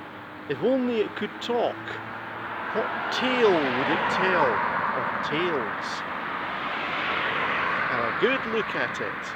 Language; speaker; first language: English; native; English